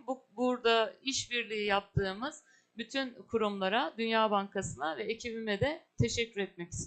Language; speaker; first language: Turkish; native; Turkish